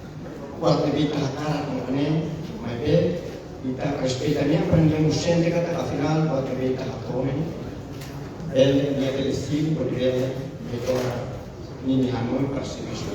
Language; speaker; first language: Portuguese; non-native, local second language; Tetum